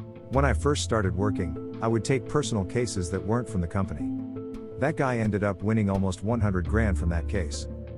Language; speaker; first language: English; early bilingual, other home language; Spanish